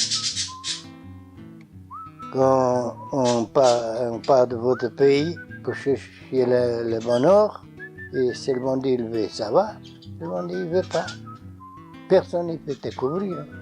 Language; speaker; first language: French; non-native, learner; Portuguese